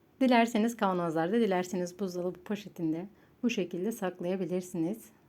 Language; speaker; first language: Turkish; native; Turkish